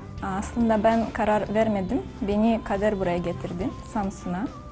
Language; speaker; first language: Turkish; non-native, learner; Russian